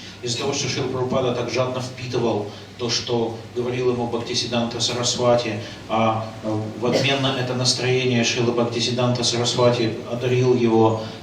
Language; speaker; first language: Russian; native; Russian